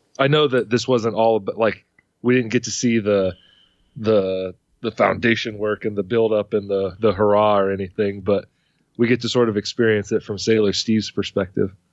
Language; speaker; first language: English; native; English